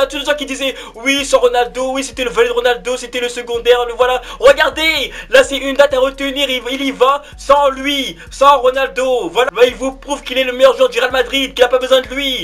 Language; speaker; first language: French; native; French